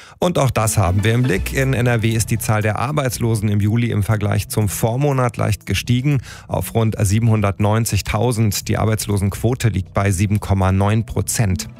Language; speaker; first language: German; native; German